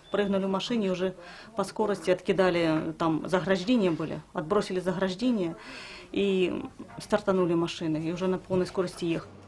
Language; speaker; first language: Russian; native; Russian